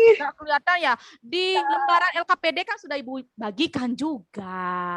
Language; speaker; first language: Indonesian; native; Indonesian